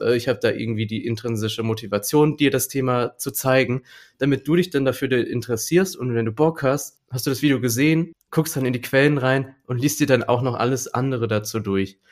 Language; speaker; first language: German; native; German